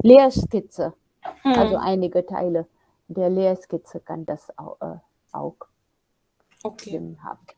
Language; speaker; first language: German; non-native, fluent; Hindi